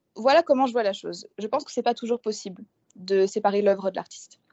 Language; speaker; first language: French; native; French